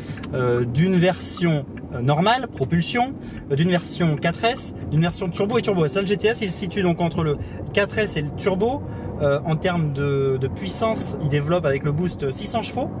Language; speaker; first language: French; native; French